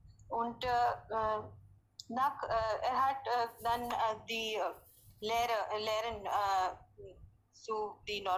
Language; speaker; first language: German; non-native, learner; Hindi